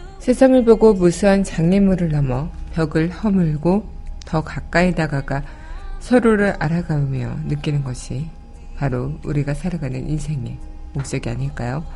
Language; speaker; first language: Korean; native; Korean